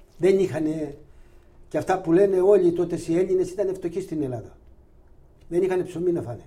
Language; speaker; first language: Greek; non-native, local second language; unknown